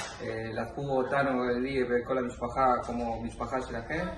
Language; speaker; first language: Hebrew; non-native, learner; Spanish